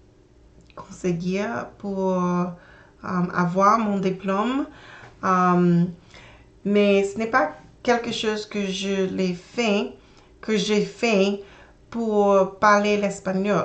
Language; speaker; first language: French; non-native, learner; English